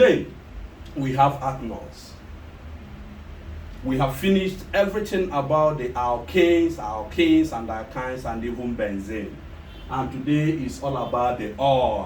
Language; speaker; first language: English; non-native, local second language; Igbo